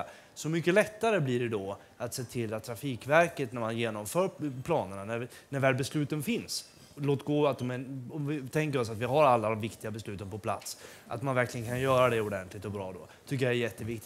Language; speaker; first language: Swedish; native; Swedish